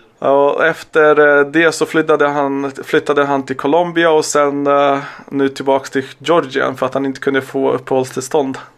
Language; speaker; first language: Swedish; early bilingual, other home language; Serbian